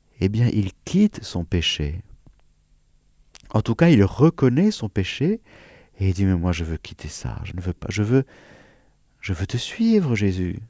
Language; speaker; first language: French; native; French